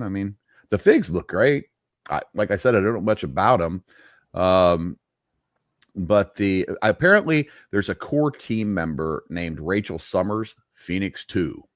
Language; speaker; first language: English; native; English